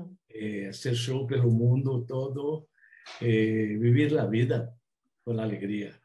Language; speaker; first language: Spanish; non-native, fluent; Portuguese